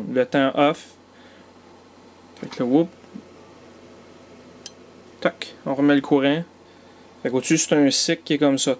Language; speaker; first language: French; native; French